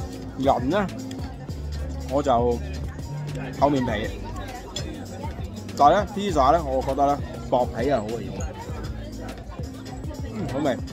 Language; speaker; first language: Cantonese; native; Cantonese